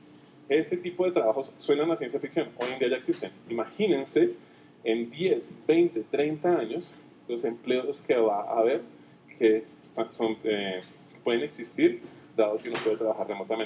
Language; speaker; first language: Spanish; native; Spanish